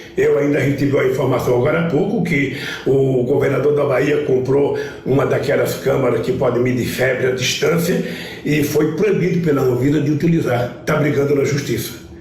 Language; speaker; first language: Portuguese; native; Portuguese